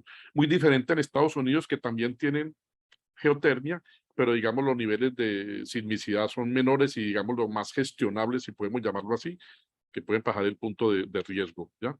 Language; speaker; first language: Spanish; native; Spanish